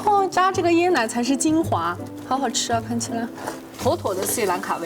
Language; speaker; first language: Chinese; native; Chinese